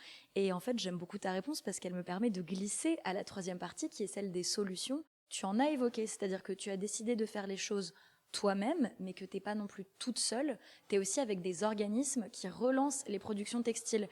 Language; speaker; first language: French; native; French